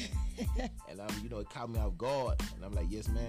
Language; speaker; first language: English; native; English